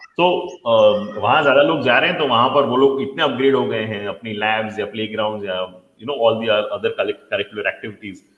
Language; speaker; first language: Hindi; non-native, local second language; Gujarati